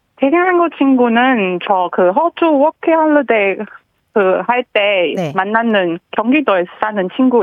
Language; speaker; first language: Korean; non-native, learner; Chinese